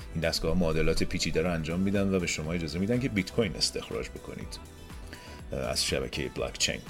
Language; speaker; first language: Persian; native; Persian